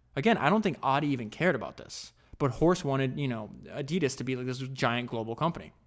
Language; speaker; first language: English; native; English